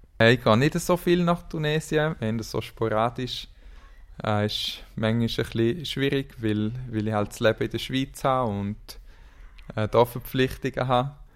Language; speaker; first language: German; native; German